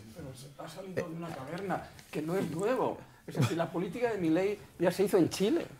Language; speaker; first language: Spanish; native; Spanish